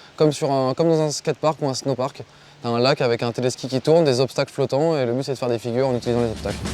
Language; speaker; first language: French; native; French